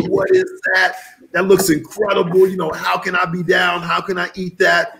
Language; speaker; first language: English; native; English